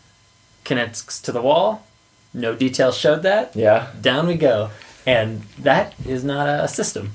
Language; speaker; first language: English; native; English